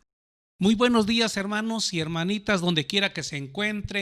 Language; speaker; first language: Spanish; native; Spanish